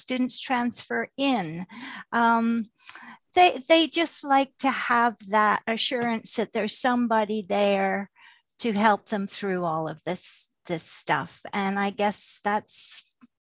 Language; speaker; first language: English; native; English